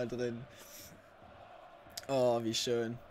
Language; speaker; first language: German; native; German